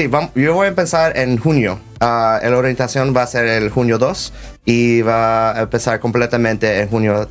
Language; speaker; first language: Spanish; early bilingual, heritage; Spanish